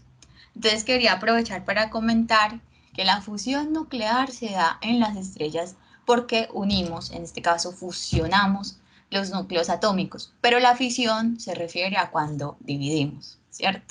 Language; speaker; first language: Spanish; native; Spanish